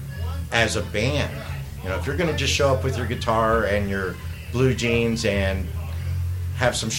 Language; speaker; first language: English; native; English